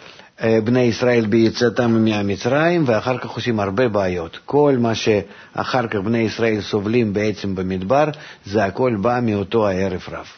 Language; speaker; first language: Hebrew; non-native, fluent; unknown